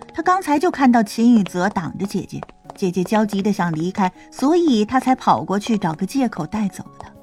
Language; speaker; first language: Chinese; native; Chinese